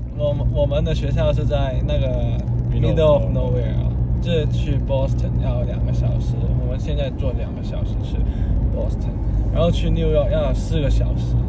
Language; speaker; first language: Chinese; non-native, fluent; Cantonese